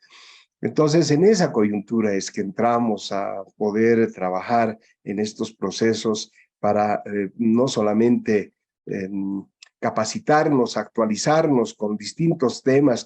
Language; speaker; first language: Spanish; native; Spanish